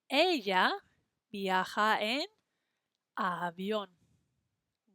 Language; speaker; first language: Spanish; non-native, fluent; English